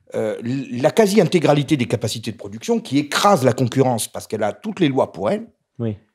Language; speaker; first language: French; native; French